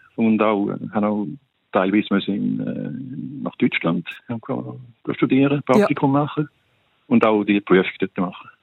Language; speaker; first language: German; native; German